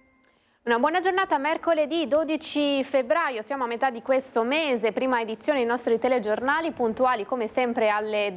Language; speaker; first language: Italian; native; Italian